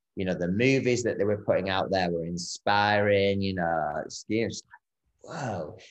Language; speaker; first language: English; native; English